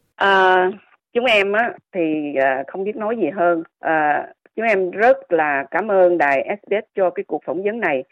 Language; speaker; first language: Vietnamese; native; Vietnamese